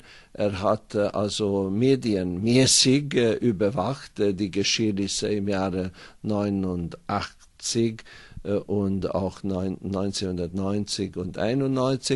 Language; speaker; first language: German; non-native, fluent; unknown